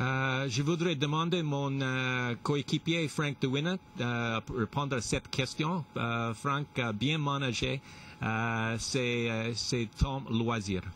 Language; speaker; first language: French; non-native, local second language; English